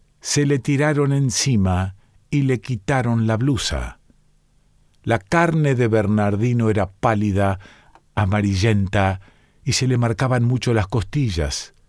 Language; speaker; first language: Spanish; native; Spanish